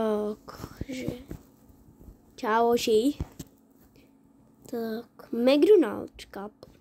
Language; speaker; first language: Czech; early bilingual, other home language; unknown